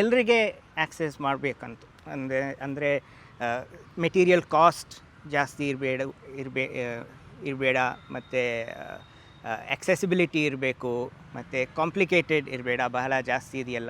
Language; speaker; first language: Kannada; non-native, local second language; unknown